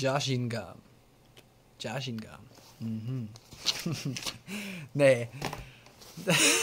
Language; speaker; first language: Korean; non-native, learner; English